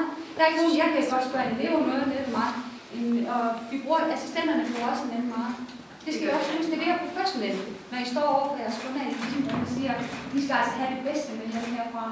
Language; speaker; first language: Danish; native; Danish